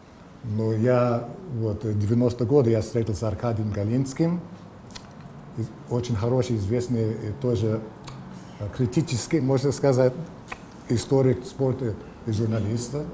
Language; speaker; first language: Russian; non-native, fluent; English